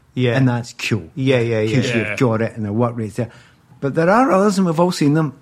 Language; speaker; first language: English; native; English